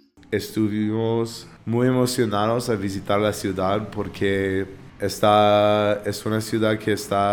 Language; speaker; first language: Spanish; non-native, fluent; English